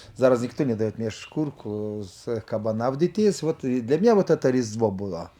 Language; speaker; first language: Ukrainian; non-native, local second language; Russian